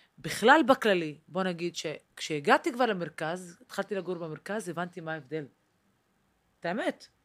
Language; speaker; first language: Hebrew; non-native, local second language; Arabic